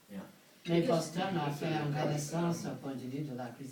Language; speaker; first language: French; non-native, fluent; English